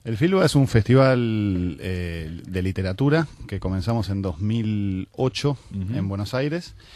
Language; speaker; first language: Spanish; native; Spanish